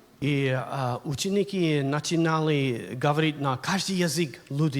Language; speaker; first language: Russian; non-native, learner; English